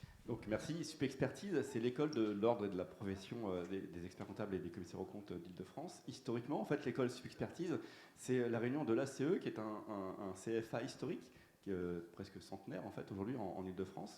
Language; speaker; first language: French; native; French